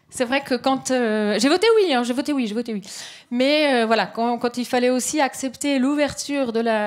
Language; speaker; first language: French; native; French